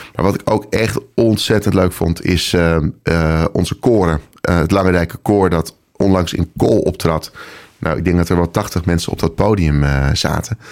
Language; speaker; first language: Dutch; native; Dutch